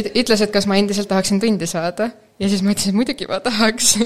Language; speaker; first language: Estonian; native; Estonian